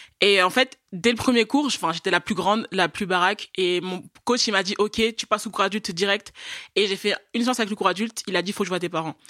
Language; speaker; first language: French; native; French